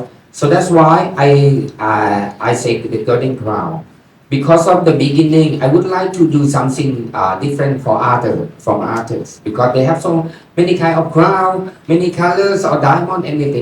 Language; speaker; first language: English; non-native, learner; Thai